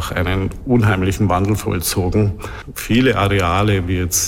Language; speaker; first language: German; native; German